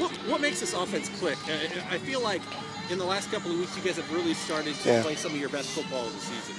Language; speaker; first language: English; native; English